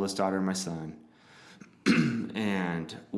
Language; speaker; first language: English; native; English